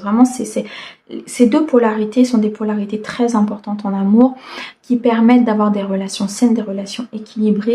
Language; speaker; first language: French; native; French